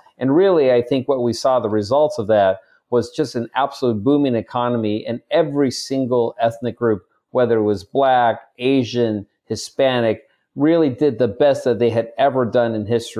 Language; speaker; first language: English; native; English